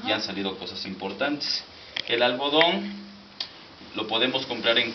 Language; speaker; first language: Spanish; native; Spanish